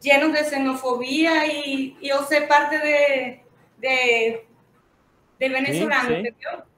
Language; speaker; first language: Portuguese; non-native, fluent; Spanish